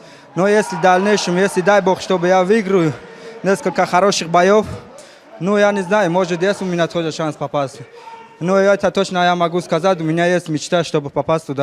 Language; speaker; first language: Russian; non-native, fluent; Tajik